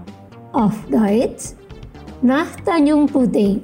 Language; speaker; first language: German; non-native, local second language; Indonesian